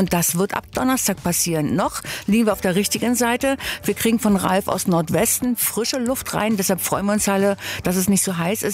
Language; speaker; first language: German; native; German